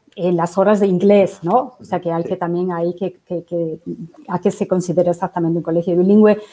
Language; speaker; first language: Spanish; native; Spanish